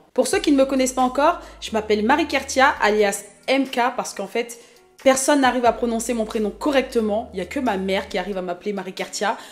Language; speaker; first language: French; early bilingual, other home language; Haitian Creole